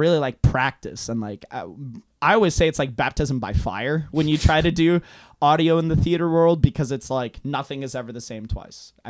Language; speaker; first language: English; non-native, fluent; Hungarian